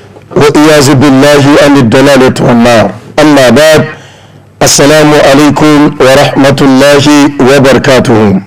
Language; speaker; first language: Arabic; non-native, fluent; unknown